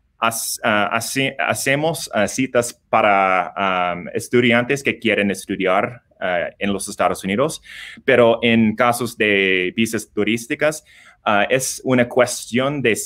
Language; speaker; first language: Spanish; non-native, learner; English